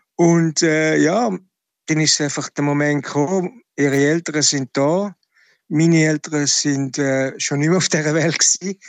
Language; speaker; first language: German; native; German